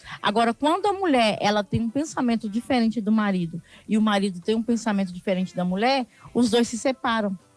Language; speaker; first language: Portuguese; native; Portuguese